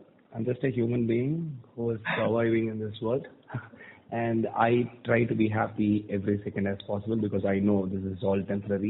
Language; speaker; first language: English; non-native, local second language; Tamil